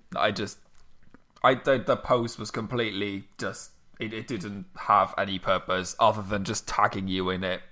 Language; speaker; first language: English; non-native, fluent; Luxembourgish